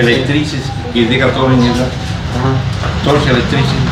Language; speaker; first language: Russian; non-native, learner; Spanish